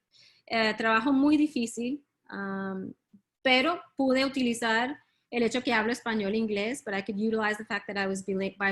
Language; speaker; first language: Spanish; early bilingual, heritage; Spanish